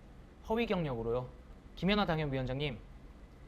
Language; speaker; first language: Korean; native; Korean